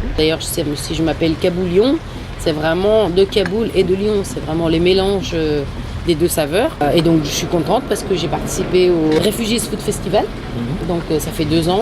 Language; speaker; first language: French; non-native, fluent; Persian